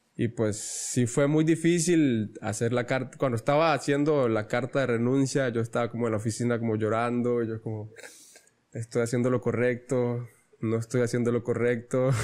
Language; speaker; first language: Spanish; native; Spanish